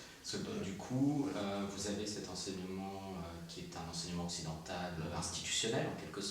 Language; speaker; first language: French; native; French